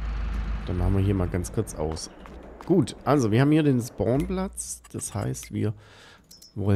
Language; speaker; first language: German; native; German